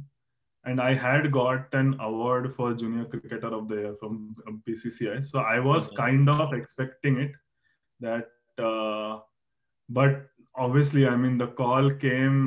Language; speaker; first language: English; non-native, local second language; Marathi